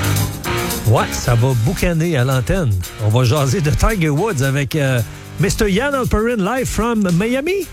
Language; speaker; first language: French; native; French